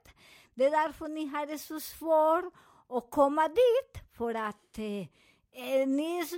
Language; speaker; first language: Swedish; non-native, fluent; Spanish